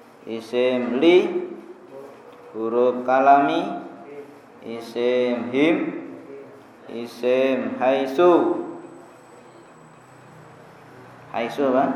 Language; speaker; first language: Arabic; non-native, fluent; Indonesian